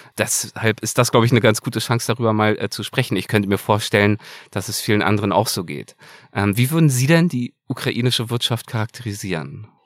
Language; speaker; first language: German; native; German